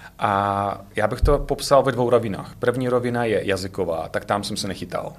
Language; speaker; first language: Czech; non-native, fluent; Russian